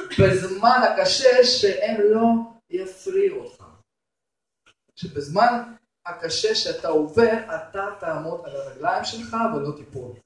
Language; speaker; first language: Hebrew; non-native, fluent; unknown